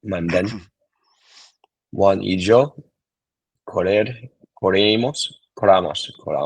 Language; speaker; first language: Spanish; non-native, learner; English